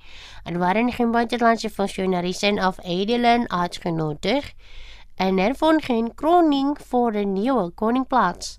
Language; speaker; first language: Dutch; non-native, fluent; Indonesian